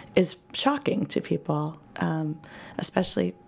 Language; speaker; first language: English; native; English